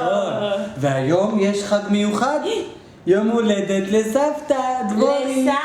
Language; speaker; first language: Hebrew; native; Hebrew